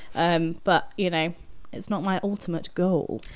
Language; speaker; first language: English; native; English